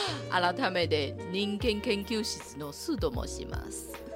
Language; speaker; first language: Japanese; non-native, fluent; Chinese